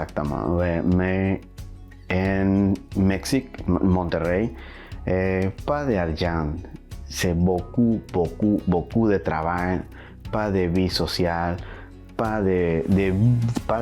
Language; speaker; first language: French; non-native, learner; Spanish